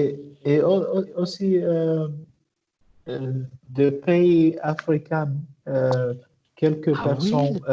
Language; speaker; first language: French; non-native, learner; Arabic